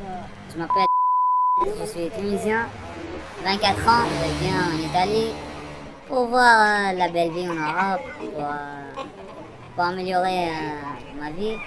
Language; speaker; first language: French; non-native, learner; Arabic